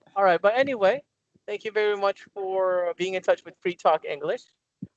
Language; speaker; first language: English; non-native, local second language; Filipino